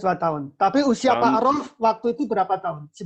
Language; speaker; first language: Indonesian; native; Indonesian